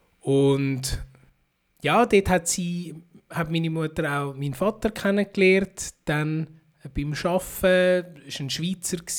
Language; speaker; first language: German; early bilingual, other home language; Filipino